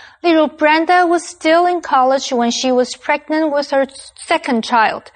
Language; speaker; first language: English; non-native, fluent; Chinese